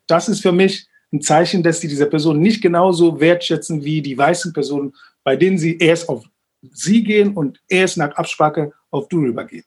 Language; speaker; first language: German; non-native, fluent; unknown